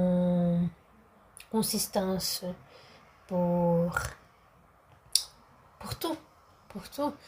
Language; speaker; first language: French; non-native, learner; Portuguese